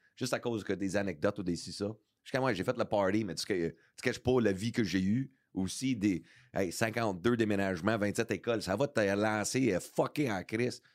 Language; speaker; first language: French; early bilingual, heritage; English